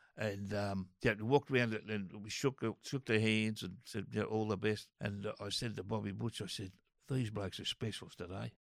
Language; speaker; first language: English; native; English